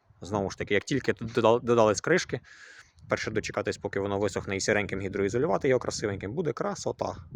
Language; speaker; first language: Ukrainian; native; Ukrainian